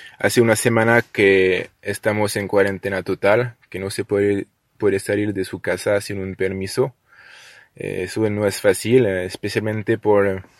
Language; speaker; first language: Spanish; non-native, learner; French